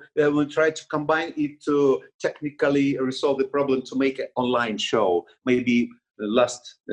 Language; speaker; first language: English; non-native, learner; Russian